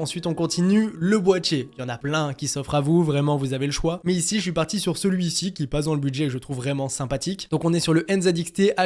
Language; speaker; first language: French; native; French